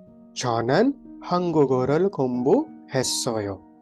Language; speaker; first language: Korean; non-native, fluent; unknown